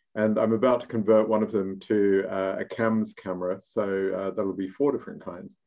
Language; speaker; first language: English; native; English